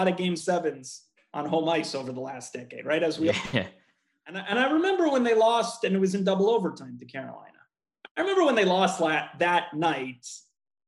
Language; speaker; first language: English; native; English